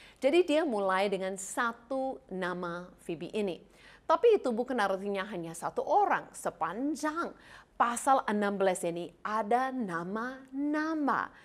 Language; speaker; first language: Indonesian; non-native, fluent; English